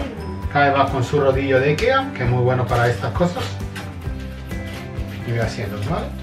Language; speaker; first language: Spanish; non-native, fluent; Italian